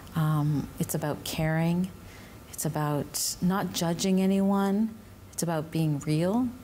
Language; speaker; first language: English; native; English